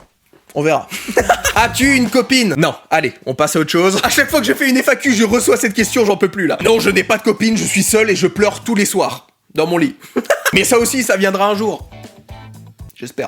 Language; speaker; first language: French; native; French